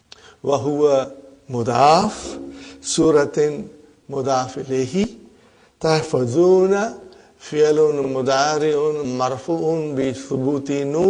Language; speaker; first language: Arabic; non-native, fluent; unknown